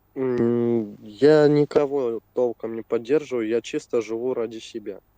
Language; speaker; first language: Russian; native; Russian